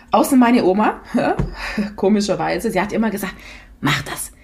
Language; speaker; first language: German; non-native, fluent; Italian